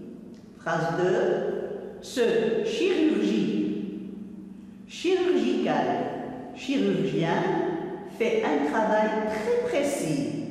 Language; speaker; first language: French; non-native, local second language; Arabic